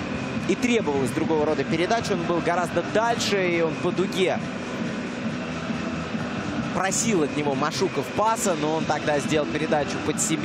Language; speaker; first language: Russian; native; Russian